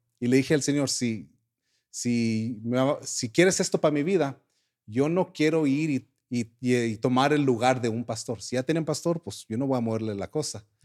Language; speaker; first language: Spanish; early bilingual, heritage; Spanish